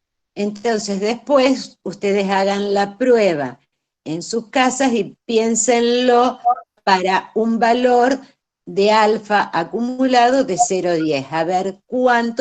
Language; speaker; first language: Spanish; native; Spanish